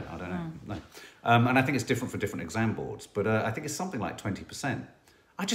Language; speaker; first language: English; native; English